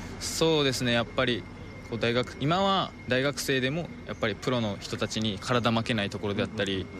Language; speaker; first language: Japanese; native; Japanese